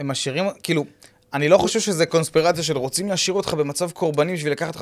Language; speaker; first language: Hebrew; native; Hebrew